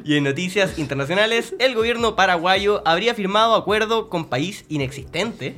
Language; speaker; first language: Spanish; native; Spanish